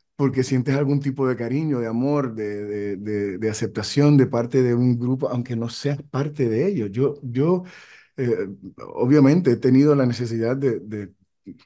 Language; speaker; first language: Spanish; native; Spanish